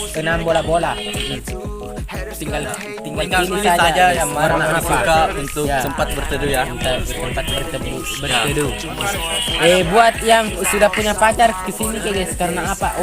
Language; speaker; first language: Indonesian; non-native, local second language; Buginese